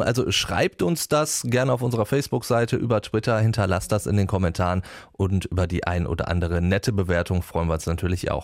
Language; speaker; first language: German; native; German